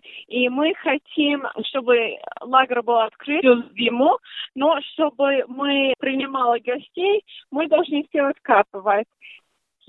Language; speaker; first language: Russian; early bilingual, heritage; Russian